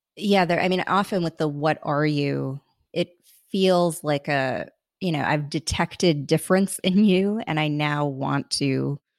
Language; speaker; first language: English; early bilingual, other home language; Hindi